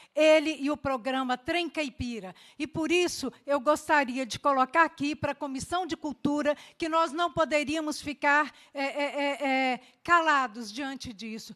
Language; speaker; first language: Portuguese; native; Portuguese